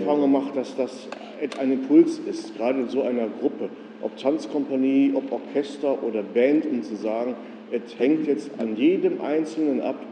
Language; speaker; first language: German; native; German